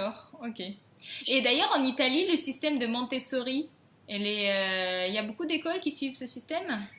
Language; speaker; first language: French; non-native, fluent; Russian